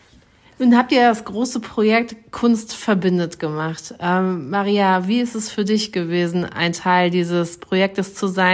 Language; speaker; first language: German; native; German